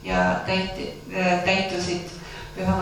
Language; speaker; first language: Finnish; non-native, learner; Estonian